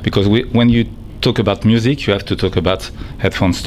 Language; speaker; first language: English; non-native, fluent; French